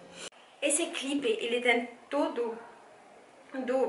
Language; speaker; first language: Portuguese; non-native, fluent; French